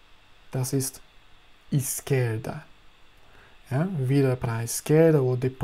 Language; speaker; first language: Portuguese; non-native, fluent; German